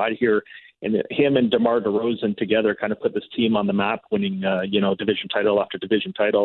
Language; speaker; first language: English; native; English